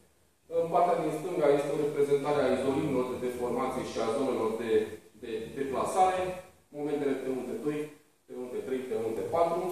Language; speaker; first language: Romanian; native; Romanian